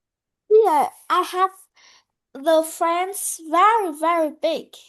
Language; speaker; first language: English; non-native, learner; Vietnamese